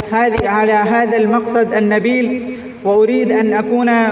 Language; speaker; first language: Arabic; non-native, fluent; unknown